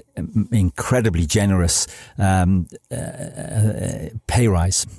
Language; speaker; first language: English; native; English